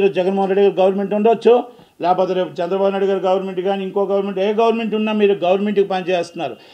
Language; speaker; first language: Telugu; native; Telugu